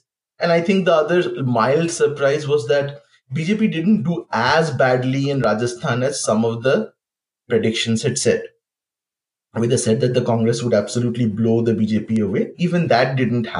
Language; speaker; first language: English; non-native, local second language; Bangla